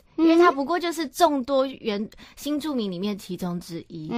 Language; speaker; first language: Chinese; native; Chinese